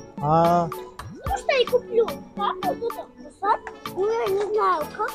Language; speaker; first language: Russian; non-native, local second language; Kazakh